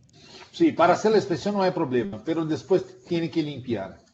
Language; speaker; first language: Spanish; non-native, fluent; Portuguese